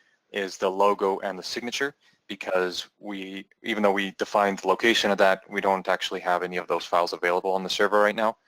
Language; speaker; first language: English; native; English